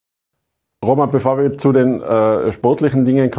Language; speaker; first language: German; native; German